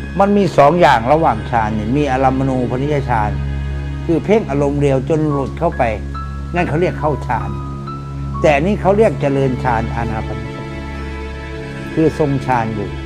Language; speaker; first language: Thai; native; Thai